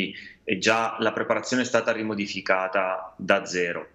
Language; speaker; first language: Italian; native; Italian